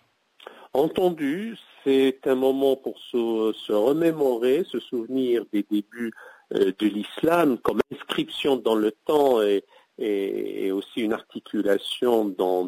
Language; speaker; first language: French; non-native, local second language; Arabic